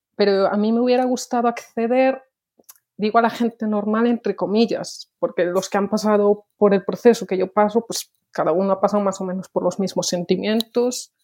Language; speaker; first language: Spanish; native; Spanish